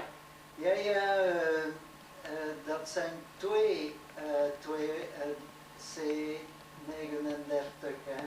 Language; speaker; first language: Dutch; non-native, learner; French